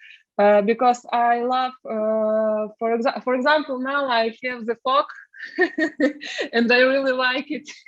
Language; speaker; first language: English; non-native, learner; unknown